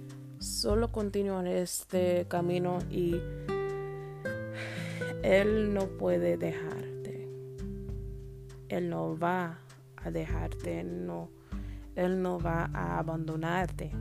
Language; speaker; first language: Spanish; non-native, learner; English